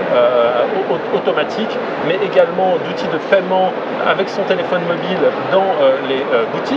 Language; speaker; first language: French; native; French